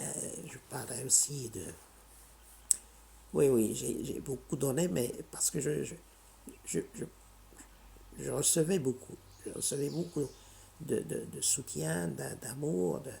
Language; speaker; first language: French; non-native, local second language; Arabic